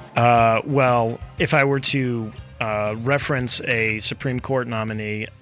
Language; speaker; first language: English; native; English